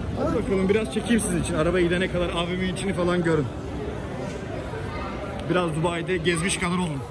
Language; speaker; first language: Turkish; native; Turkish